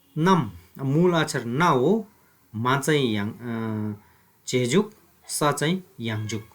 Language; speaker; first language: Nepali; non-native, local second language; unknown